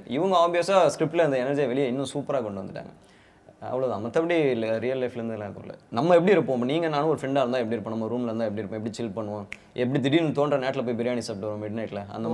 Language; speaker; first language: Tamil; native; Tamil